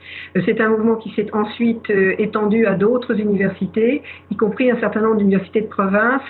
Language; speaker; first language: French; native; French